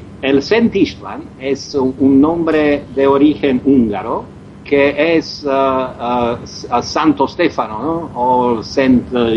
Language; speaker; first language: Spanish; non-native, learner; Croatian